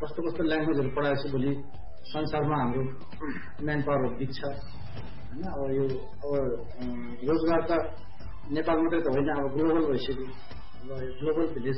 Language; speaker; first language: Nepali; non-native, local second language; Gurung